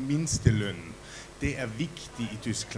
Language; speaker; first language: Norwegian; non-native, fluent; German